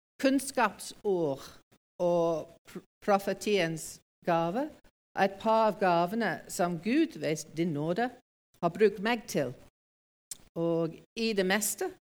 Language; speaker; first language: Norwegian; non-native, fluent; English